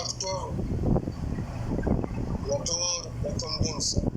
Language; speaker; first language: Arabic; native; Arabic